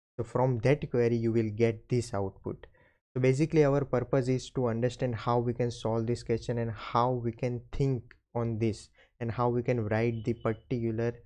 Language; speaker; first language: English; non-native, local second language; Gujarati